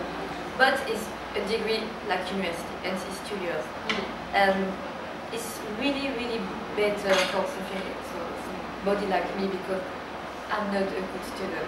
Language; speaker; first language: English; non-native, learner; French